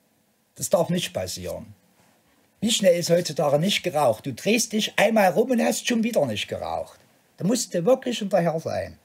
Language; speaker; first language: German; native; German